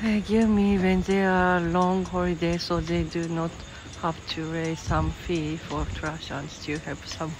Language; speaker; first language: English; non-native, fluent; Japanese